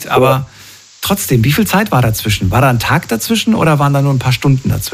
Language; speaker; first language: German; native; German